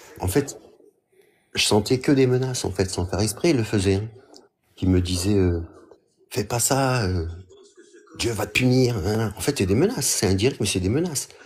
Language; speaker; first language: French; early bilingual, other home language; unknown